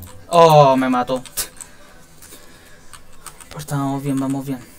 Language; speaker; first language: Spanish; native; Spanish